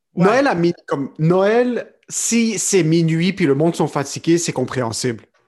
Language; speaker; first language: French; native; French